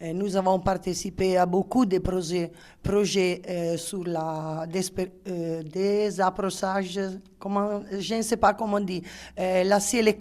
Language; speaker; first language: French; non-native, learner; Italian